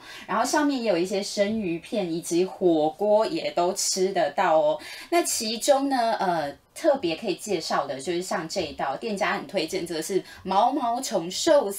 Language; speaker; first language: Chinese; native; Chinese